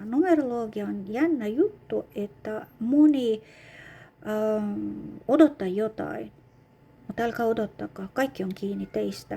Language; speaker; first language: Finnish; non-native, fluent; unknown